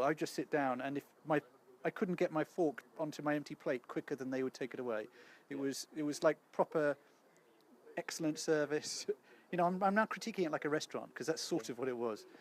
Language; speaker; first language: English; native; English